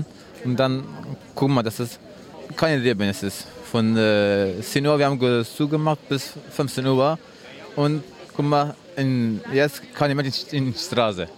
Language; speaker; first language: German; non-native, learner; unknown